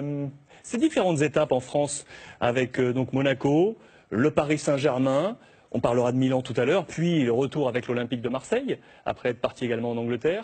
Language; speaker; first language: French; native; French